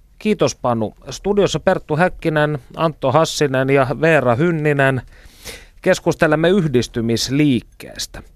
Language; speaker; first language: Finnish; native; Finnish